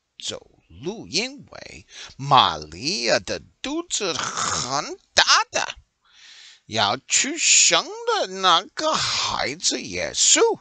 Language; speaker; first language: Chinese; non-native, learner; English